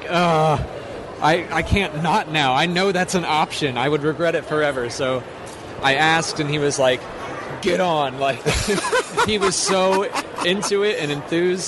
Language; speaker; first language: English; native; English